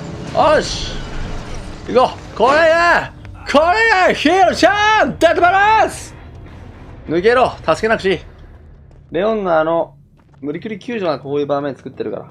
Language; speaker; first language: Japanese; native; Japanese